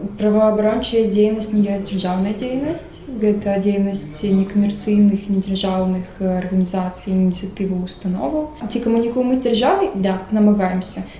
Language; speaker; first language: Belarusian; non-native, local second language; Russian